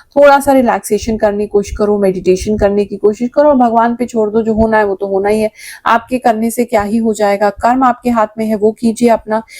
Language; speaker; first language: Hindi; native; Hindi